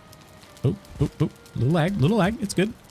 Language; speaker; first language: English; native; English